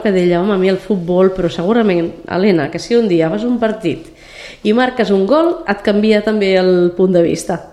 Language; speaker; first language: Catalan; native; Catalan